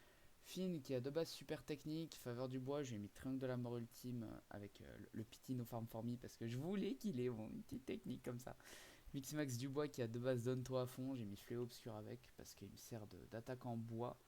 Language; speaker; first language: French; native; French